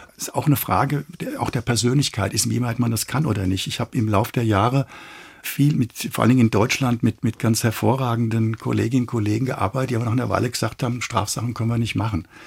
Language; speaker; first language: German; native; German